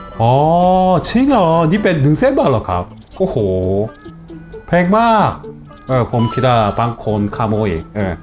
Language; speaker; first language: Thai; non-native, fluent; Korean